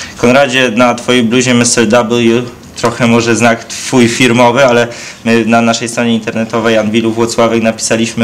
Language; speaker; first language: Polish; native; Polish